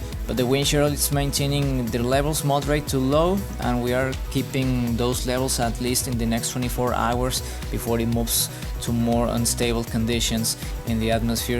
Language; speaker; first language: English; non-native, fluent; Spanish